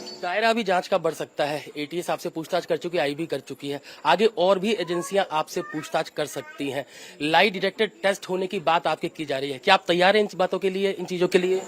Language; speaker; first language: Hindi; native; Hindi